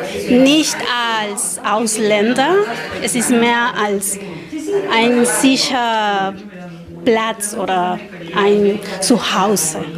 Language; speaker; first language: German; non-native, learner; Spanish